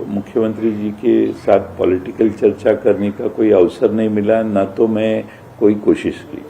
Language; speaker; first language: Hindi; non-native, local second language; Marathi